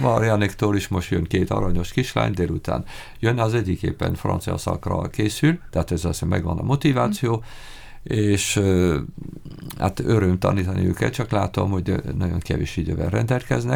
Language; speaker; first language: Hungarian; non-native, fluent; French